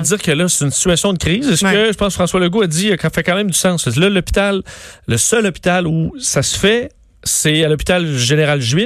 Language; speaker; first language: French; native; French